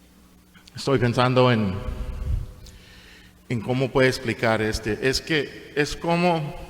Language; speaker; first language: Spanish; non-native, fluent; English